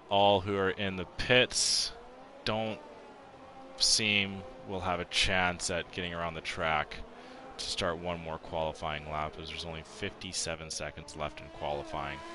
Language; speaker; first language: English; native; English